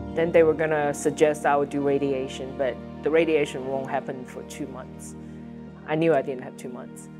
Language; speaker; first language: English; non-native, fluent; Chinese